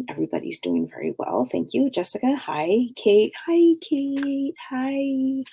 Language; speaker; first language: English; native; English